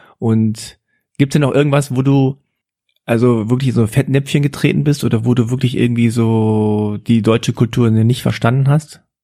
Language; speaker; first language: German; native; German